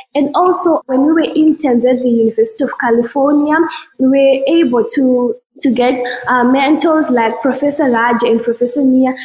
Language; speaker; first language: English; non-native, local second language; Shona